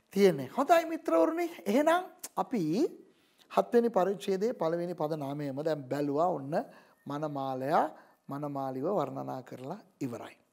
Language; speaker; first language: Sinhala; non-native, local second language; Tamil